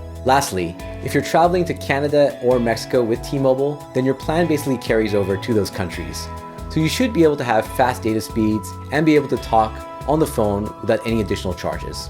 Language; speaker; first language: English; native; English